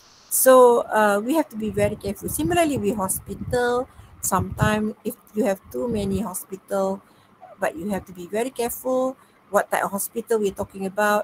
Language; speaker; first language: English; non-native, local second language; Malay